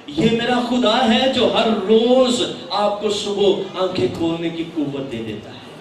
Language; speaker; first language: Urdu; non-native, local second language; Punjabi